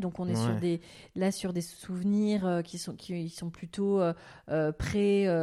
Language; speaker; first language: French; native; French